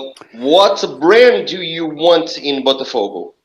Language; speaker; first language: English; non-native, learner; Portuguese